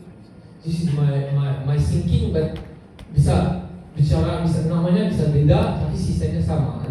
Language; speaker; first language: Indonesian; non-native, learner; French